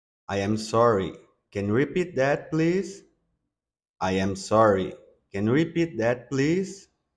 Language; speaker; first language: English; non-native, fluent; Portuguese